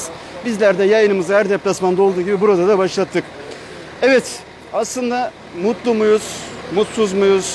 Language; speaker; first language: Turkish; native; Turkish